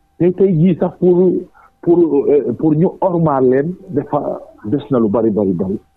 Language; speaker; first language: Wolof; non-native, local second language; Jola-Fonyi